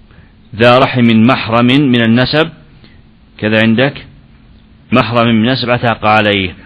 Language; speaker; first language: Arabic; native; Arabic